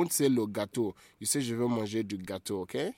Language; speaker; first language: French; non-native, fluent; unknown